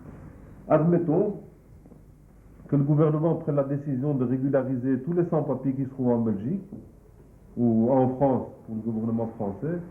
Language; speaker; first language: French; native; French